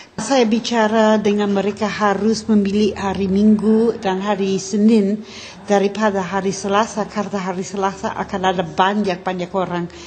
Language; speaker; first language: Indonesian; non-native, learner; English